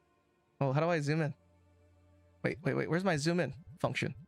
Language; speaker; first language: English; native; English